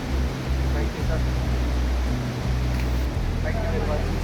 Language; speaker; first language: Hindi; non-native, local second language; Bangla